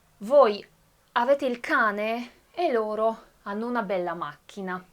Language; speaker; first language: Italian; non-native, fluent; Polish